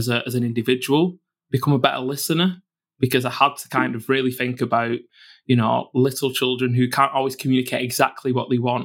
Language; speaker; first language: English; native; English